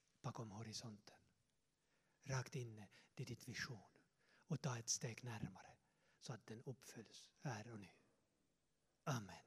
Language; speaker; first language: Swedish; non-native, fluent; Finnish